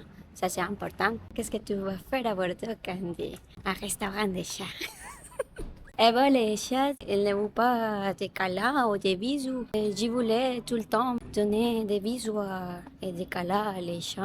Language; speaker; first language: French; non-native, learner; Spanish